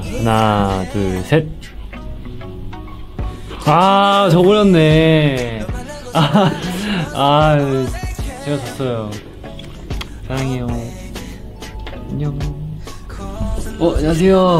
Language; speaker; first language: Korean; early bilingual, heritage; Korean